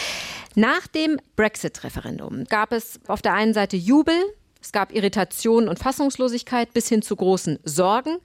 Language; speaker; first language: German; native; German